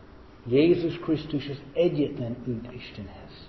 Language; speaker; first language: Hungarian; non-native, fluent; English